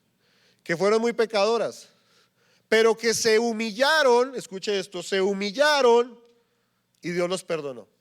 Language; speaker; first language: Spanish; native; Spanish